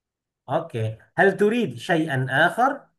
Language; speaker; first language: Arabic; non-native, fluent; Indonesian